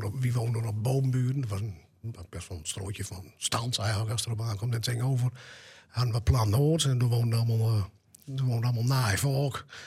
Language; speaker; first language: Dutch; native; Dutch